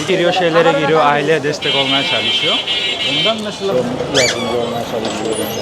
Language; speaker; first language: Turkish; non-native, fluent; Bangla